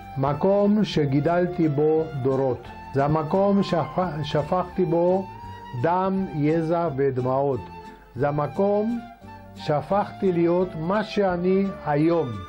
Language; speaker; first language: Hebrew; non-native, fluent; Spanish